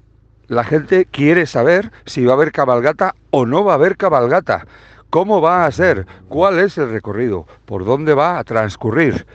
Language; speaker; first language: Spanish; native; Spanish